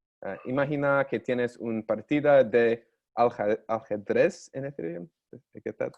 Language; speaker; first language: Spanish; non-native, learner; English